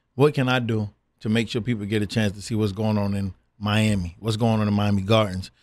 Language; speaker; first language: English; native; English